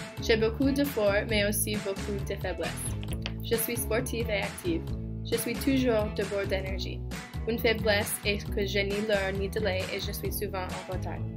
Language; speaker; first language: French; non-native, learner; English